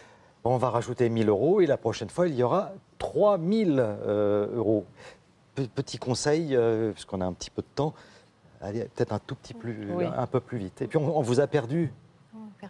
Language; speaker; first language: French; native; French